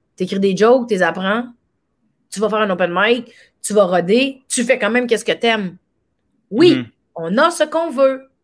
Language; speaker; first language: French; native; French